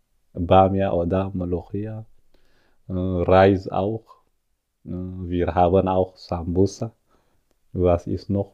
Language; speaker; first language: German; non-native, learner; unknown